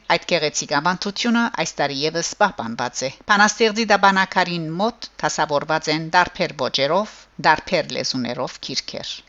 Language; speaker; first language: Armenian; early bilingual, heritage; Armenian